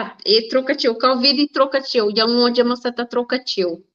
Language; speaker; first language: Portuguese; non-native, learner; Kabuverdianu